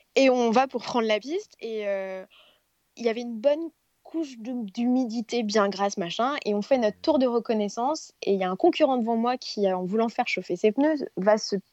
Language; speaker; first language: French; native; French